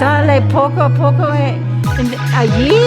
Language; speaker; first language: Spanish; non-native, learner; English